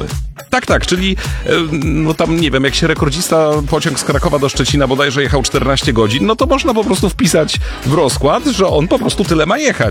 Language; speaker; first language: Polish; native; Polish